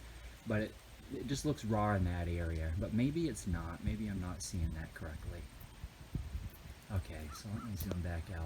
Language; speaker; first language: English; native; English